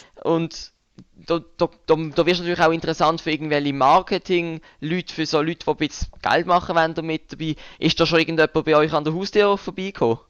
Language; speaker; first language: German; native; German